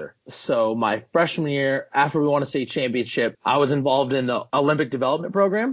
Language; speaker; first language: English; native; English